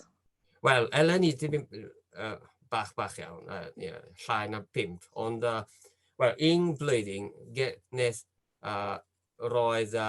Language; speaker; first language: Welsh; non-native, fluent; Japanese